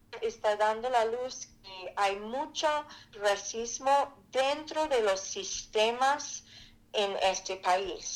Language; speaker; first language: Spanish; non-native, fluent; English